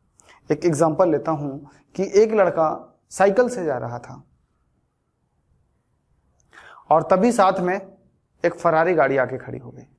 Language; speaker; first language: Hindi; native; Hindi